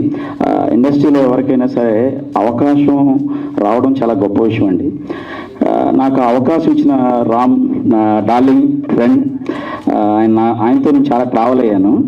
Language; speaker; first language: Telugu; native; Telugu